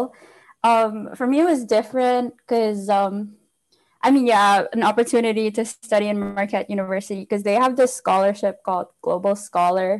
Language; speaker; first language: English; non-native, local second language; Filipino